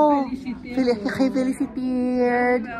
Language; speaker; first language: Dutch; non-native, learner; Filipino